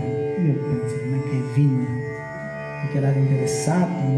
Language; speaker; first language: Italian; non-native, learner; Portuguese